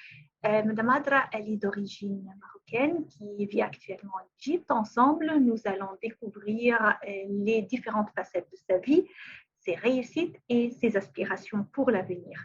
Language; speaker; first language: French; non-native, fluent; Arabic